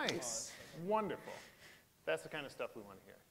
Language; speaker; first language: English; native; English